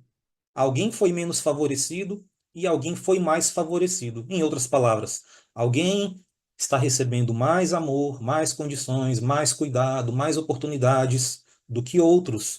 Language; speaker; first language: Portuguese; native; Portuguese